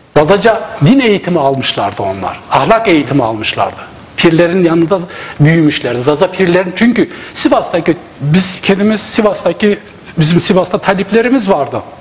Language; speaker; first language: Turkish; non-native, local second language; Zaza